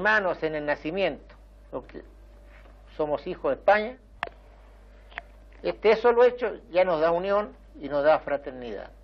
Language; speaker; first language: Spanish; native; Spanish